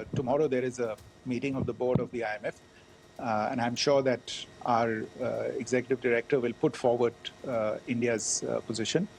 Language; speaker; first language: English; non-native, local second language; Hindi